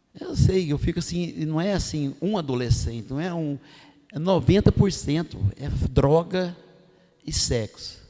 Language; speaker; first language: Portuguese; non-native, fluent; Arabic